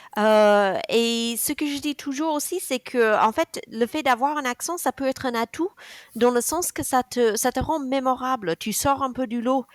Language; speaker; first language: French; non-native, fluent; English